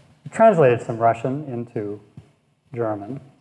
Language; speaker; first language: English; native; English